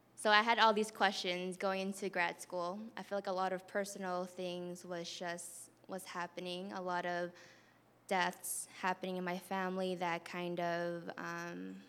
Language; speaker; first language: English; native; English